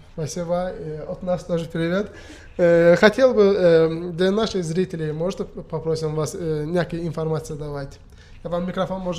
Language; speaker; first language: Russian; non-native, learner; Azerbaijani